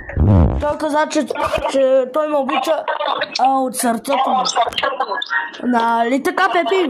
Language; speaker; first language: Bulgarian; non-native, local second language; Romany